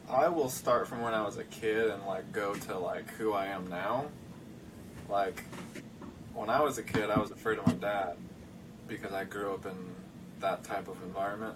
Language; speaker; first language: English; native; English